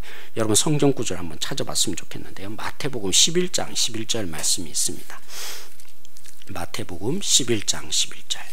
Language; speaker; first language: Korean; native; Korean